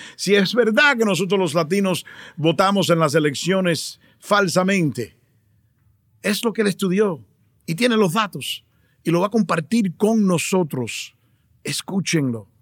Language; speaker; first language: Spanish; early bilingual, heritage; Spanish